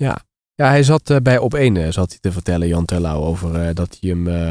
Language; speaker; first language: Dutch; native; Dutch